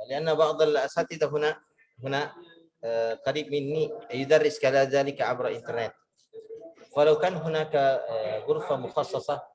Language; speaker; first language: Arabic; non-native, fluent; Indonesian